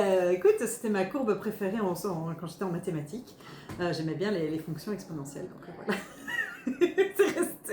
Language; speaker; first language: French; native; French